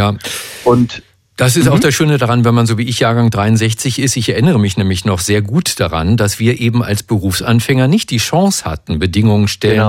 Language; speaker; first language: German; native; German